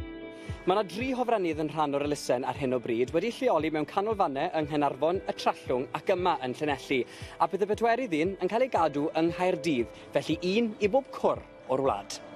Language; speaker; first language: Welsh; native; Welsh